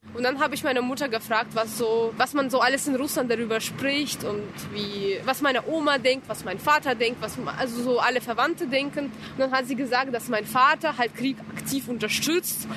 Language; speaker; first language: German; non-native, fluent; Russian